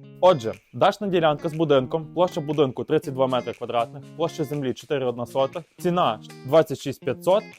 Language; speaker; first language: Ukrainian; native; Ukrainian